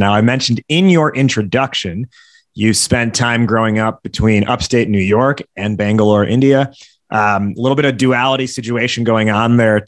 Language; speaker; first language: English; native; English